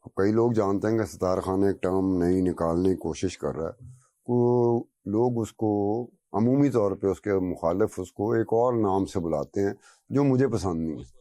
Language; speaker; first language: Urdu; non-native, local second language; Brahui